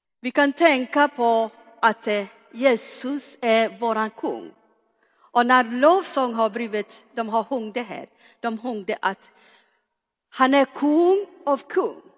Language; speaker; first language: Swedish; non-native, fluent; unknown